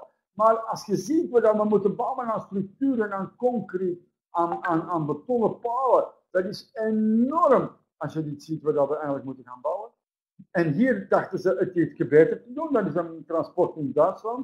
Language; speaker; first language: Dutch; native; Dutch